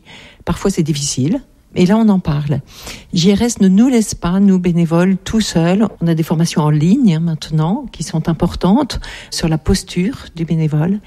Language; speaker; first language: French; native; French